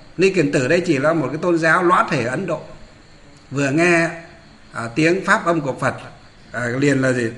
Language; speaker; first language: Vietnamese; non-native, local second language; Muong